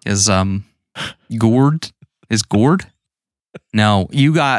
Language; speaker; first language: English; native; English